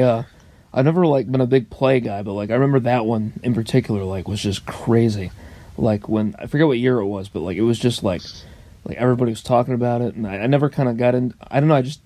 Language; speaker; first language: English; native; English